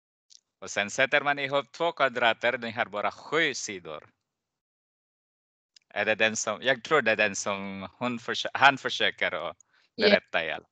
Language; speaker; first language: Swedish; non-native, fluent; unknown